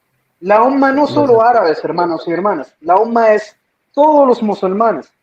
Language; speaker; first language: Spanish; non-native, fluent; Arabic